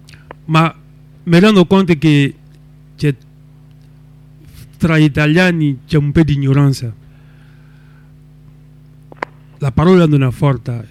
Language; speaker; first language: Italian; non-native, local second language; French